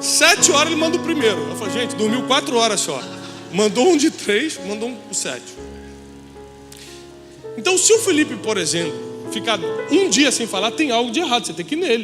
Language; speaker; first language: Portuguese; native; Portuguese